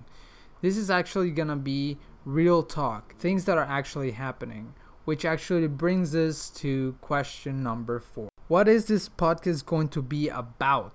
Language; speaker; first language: English; non-native, fluent; Spanish